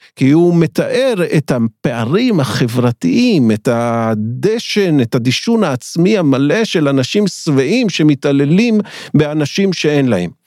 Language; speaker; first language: Hebrew; native; Hebrew